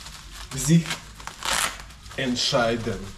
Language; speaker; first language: German; non-native, learner; Russian